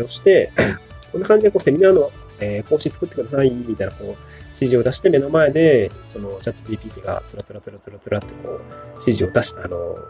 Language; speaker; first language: Japanese; native; Japanese